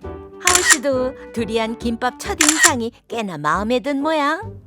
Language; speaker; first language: Korean; native; Korean